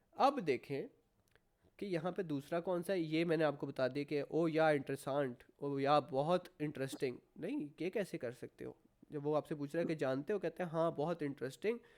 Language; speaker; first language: Urdu; native; Urdu